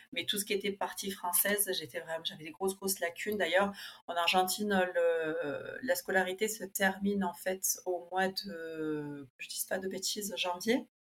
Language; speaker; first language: French; early bilingual, other home language; Spanish